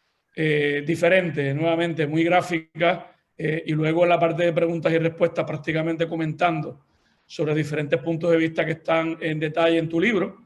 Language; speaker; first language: Spanish; native; Spanish